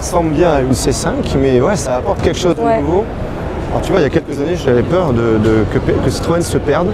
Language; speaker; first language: French; native; French